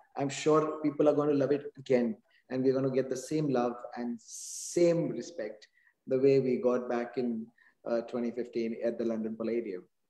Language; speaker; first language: English; non-native, local second language; Hindi